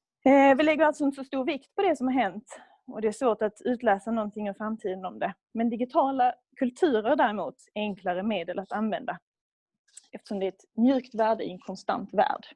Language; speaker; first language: Swedish; native; Swedish